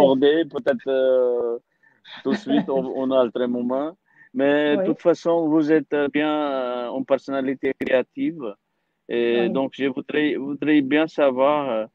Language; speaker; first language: French; non-native, learner; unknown